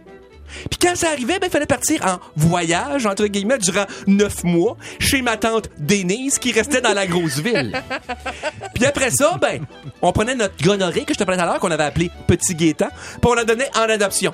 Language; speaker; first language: French; native; French